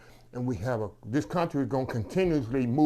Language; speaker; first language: English; native; English